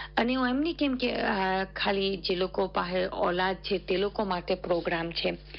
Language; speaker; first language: Gujarati; early bilingual, heritage; Gujarati